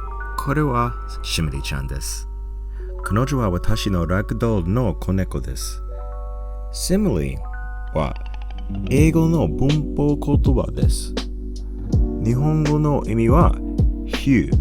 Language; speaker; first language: Japanese; non-native, learner; English